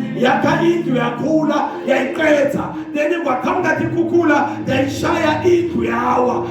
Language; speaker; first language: Zulu; non-native, local second language; Swati